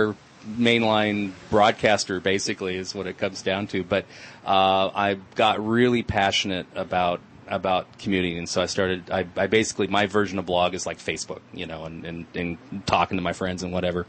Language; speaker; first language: English; native; English